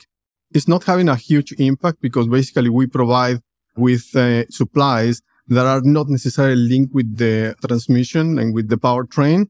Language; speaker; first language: English; non-native, fluent; Spanish